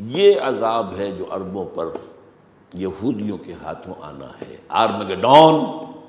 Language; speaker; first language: Urdu; native; Urdu